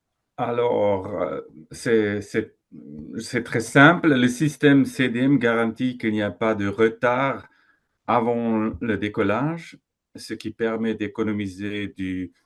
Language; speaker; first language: French; non-native, fluent; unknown